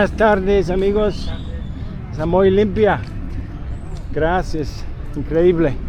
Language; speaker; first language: Spanish; non-native, learner; English